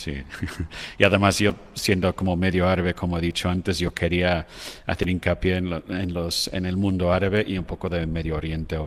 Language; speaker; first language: Spanish; non-native, fluent; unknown